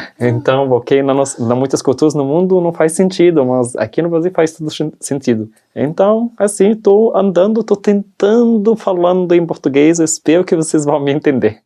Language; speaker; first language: Portuguese; non-native, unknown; Arabic